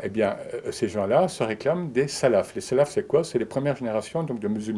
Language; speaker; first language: French; native; French